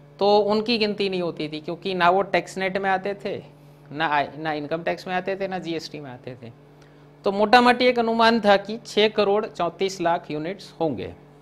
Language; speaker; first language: Hindi; non-native, local second language; Gujarati